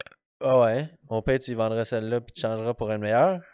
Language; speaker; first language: French; native; French